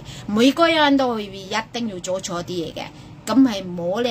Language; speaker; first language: Cantonese; non-native, fluent; Indonesian